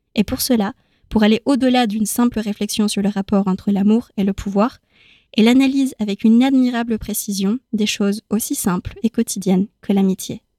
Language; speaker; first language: French; native; French